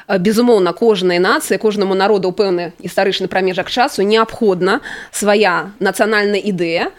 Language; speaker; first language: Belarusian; native; Belarusian